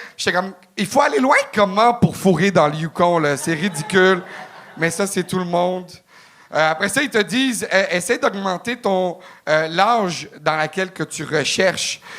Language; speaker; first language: French; non-native, local second language; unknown